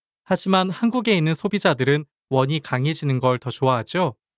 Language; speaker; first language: Korean; native; Korean